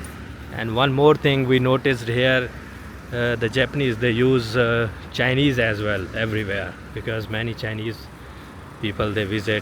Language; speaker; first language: English; non-native, local second language; Urdu